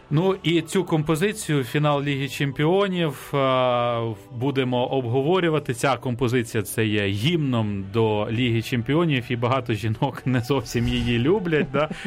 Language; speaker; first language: Ukrainian; native; Ukrainian